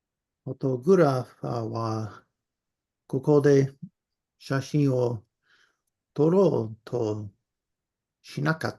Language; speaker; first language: Japanese; non-native, learner; English